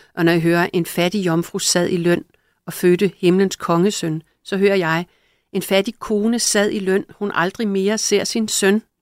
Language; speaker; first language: Danish; native; Danish